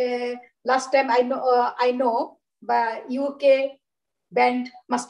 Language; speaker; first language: English; non-native, learner; Bangla